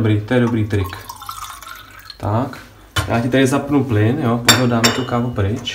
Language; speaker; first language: Czech; native; Czech